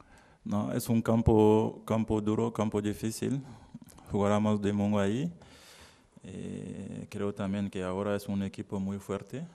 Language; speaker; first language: Spanish; non-native, learner; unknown